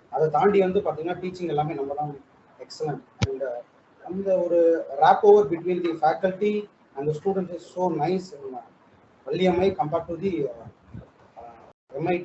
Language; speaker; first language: Tamil; native; Tamil